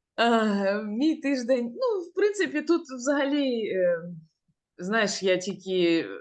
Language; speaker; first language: Ukrainian; native; Ukrainian